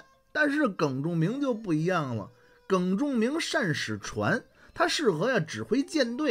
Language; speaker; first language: Chinese; native; Chinese